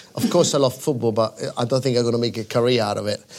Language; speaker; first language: English; non-native, fluent; Italian